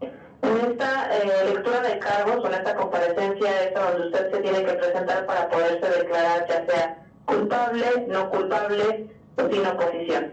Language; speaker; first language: Spanish; native; Spanish